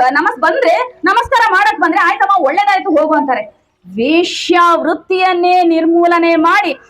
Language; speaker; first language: Kannada; non-native, local second language; Tamil